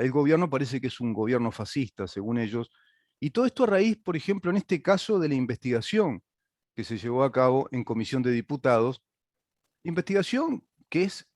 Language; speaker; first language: Spanish; native; Spanish